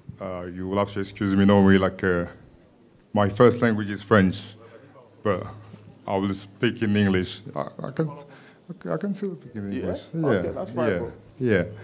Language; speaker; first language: English; non-native, fluent; French